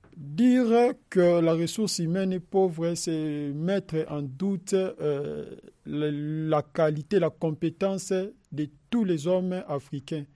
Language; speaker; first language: French; non-native, local second language; Lingala